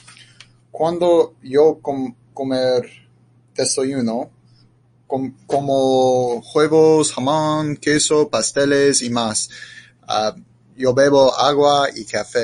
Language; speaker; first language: Spanish; non-native, learner; English